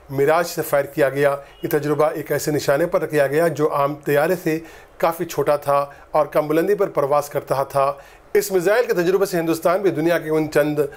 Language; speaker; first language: Urdu; native; Urdu